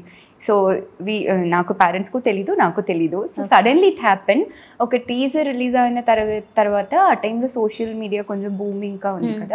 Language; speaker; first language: Telugu; non-native, learner; Tamil